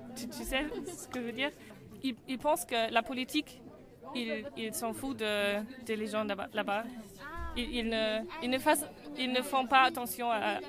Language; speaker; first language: French; non-native, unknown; German